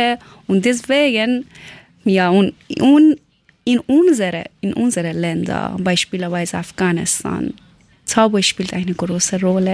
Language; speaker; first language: German; non-native, learner; Persian